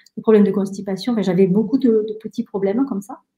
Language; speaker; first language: French; early bilingual, other home language; Spanish